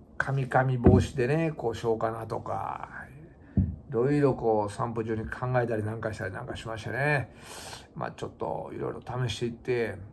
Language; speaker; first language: Japanese; native; Japanese